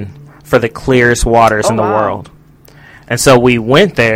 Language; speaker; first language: English; native; English